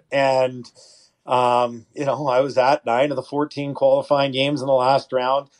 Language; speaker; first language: English; native; English